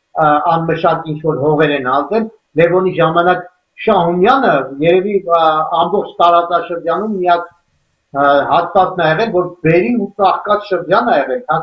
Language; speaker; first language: Armenian; native; Armenian